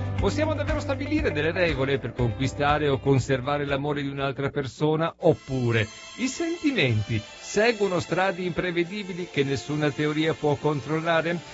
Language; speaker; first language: Italian; native; Italian